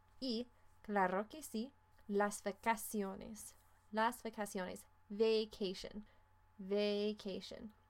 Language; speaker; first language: Spanish; non-native, fluent; English